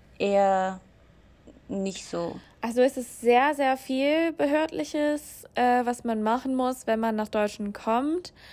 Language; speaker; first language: German; non-native, fluent; English